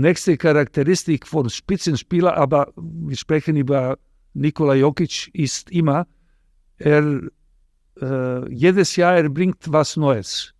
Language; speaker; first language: German; non-native, fluent; Serbian